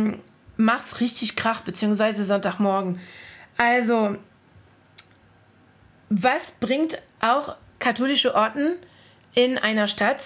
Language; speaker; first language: German; non-native, fluent; French